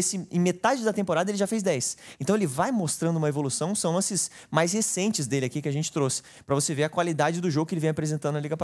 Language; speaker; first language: Portuguese; native; Portuguese